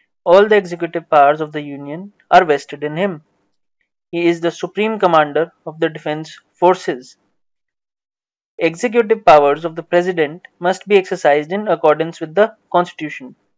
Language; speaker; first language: English; non-native, local second language; Hindi